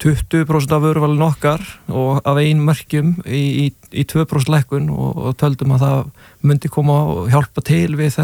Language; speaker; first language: Icelandic; native; Icelandic